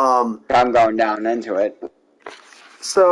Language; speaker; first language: English; native; English